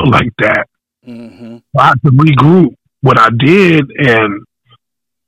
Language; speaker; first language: English; native; English